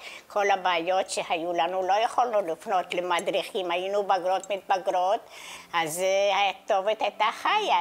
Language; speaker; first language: Hebrew; non-native, fluent; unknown